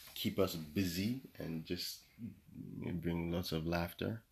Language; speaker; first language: English; non-native, local second language; Yoruba